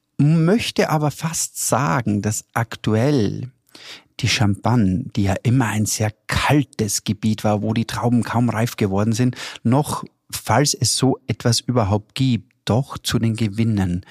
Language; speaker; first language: German; native; German